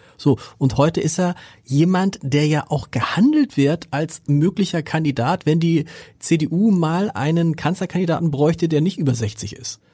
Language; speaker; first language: German; native; German